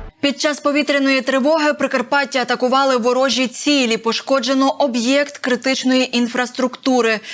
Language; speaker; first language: Ukrainian; native; Ukrainian